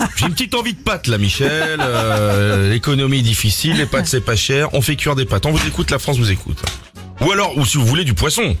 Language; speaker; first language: French; native; French